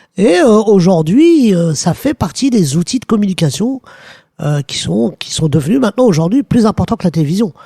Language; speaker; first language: French; early bilingual, other home language; Arabic